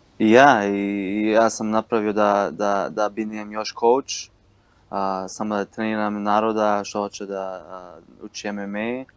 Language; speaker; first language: Croatian; early bilingual, heritage; Bosnian